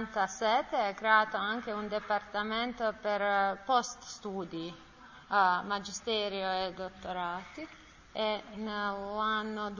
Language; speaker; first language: Italian; non-native, learner; Bosnian